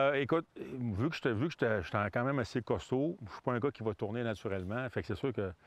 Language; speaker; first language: French; native; French